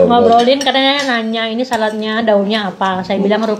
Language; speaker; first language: Indonesian; native; Indonesian